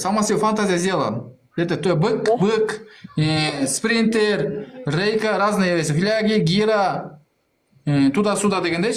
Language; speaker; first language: Russian; non-native, learner; Kyrgyz